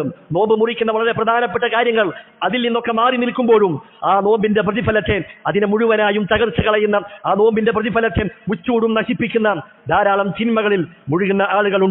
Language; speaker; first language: Malayalam; native; Malayalam